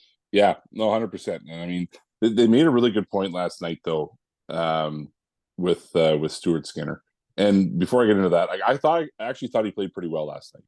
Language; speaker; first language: English; native; English